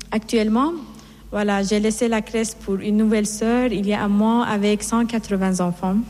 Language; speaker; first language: French; non-native, fluent; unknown